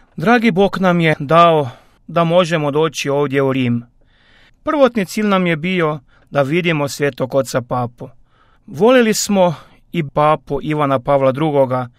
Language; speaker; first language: Croatian; native; Croatian